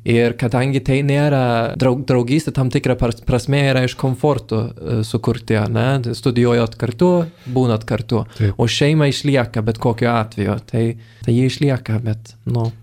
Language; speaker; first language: Lithuanian; non-native, fluent; Swedish